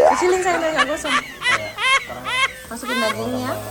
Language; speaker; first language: Indonesian; native; Indonesian